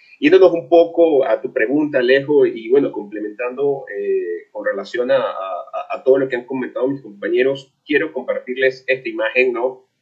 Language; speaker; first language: Spanish; native; Spanish